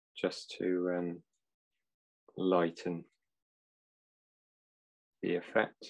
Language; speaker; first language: English; native; English